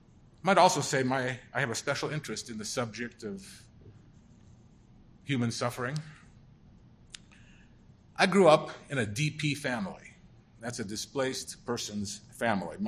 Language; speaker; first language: English; native; English